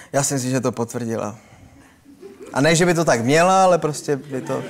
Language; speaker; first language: Czech; native; Czech